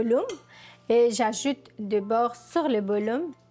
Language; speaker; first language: French; non-native, learner; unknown